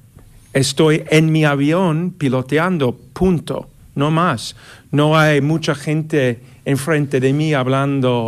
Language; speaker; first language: Spanish; non-native, fluent; English